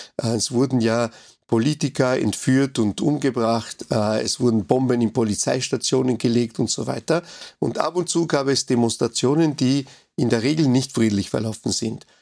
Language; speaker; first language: German; non-native, fluent; Spanish